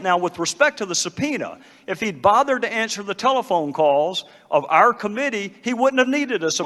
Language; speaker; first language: English; native; English